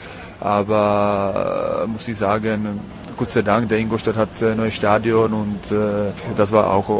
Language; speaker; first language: German; non-native, fluent; Czech